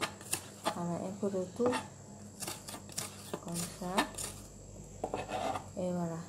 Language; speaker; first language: French; non-native, learner; Vietnamese